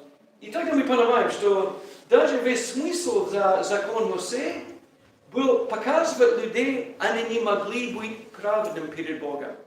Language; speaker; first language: Russian; non-native, learner; English